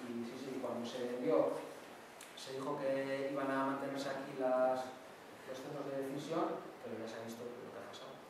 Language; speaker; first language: Spanish; non-native, local second language; Basque